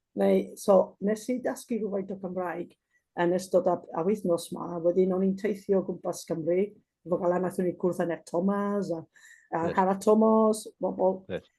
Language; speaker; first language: Welsh; non-native, fluent; Basque